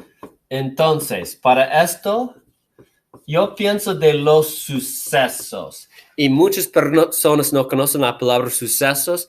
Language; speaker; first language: Spanish; non-native, fluent; English